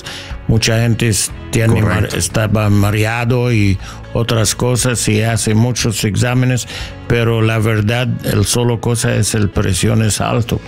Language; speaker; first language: Spanish; non-native, learner; English